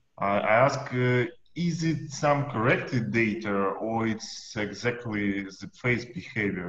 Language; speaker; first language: English; non-native, learner; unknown